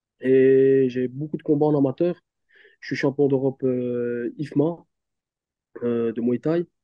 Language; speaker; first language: French; early bilingual, other home language; Turkish